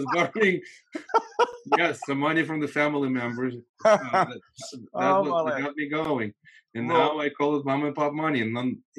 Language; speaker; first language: English; non-native, fluent; Russian